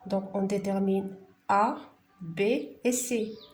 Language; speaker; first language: French; non-native, local second language; Arabic